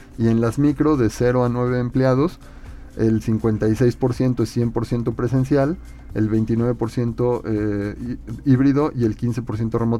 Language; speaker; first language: Spanish; native; Spanish